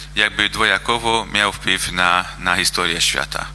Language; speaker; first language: Polish; non-native, fluent; Hungarian